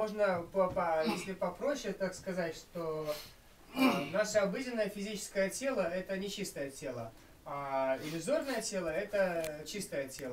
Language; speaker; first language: Russian; native; Russian